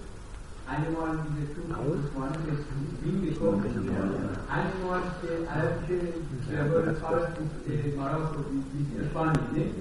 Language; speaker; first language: German; non-native, learner; Persian